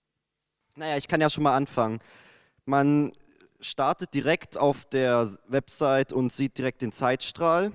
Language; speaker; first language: German; native; German